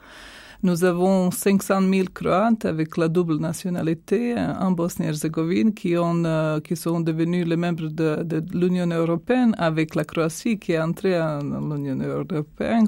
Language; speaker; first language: French; non-native, fluent; Croatian